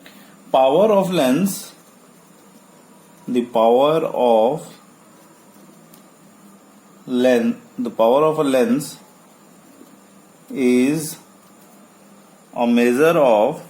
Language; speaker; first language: English; non-native, local second language; Hindi